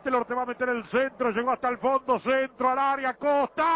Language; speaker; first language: Spanish; native; Spanish